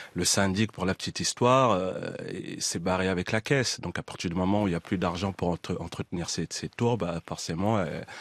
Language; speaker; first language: French; native; French